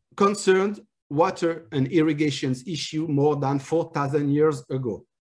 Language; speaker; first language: English; non-native, fluent; French